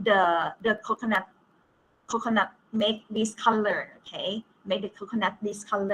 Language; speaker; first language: English; non-native, fluent; Thai